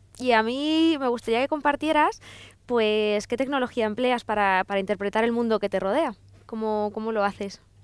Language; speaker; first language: Spanish; native; Spanish